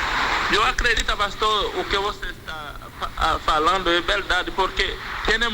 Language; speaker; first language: Portuguese; non-native, fluent; Spanish